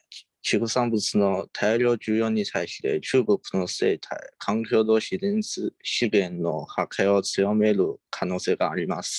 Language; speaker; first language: Japanese; non-native, learner; Chinese